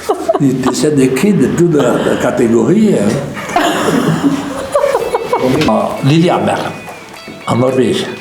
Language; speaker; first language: French; non-native, local second language; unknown